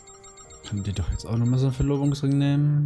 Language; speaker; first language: German; native; German